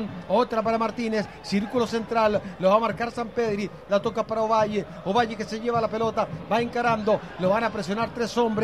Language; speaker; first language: Spanish; native; Spanish